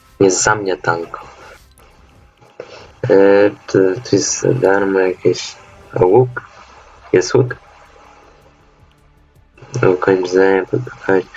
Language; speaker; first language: Polish; native; Polish